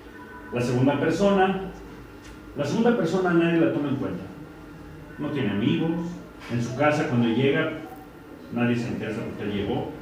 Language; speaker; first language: Spanish; native; Spanish